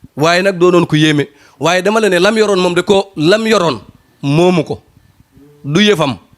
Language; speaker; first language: Wolof; non-native, local second language; Serer